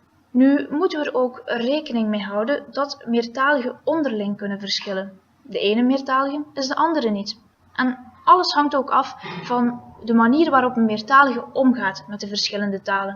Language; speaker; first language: Dutch; native; Dutch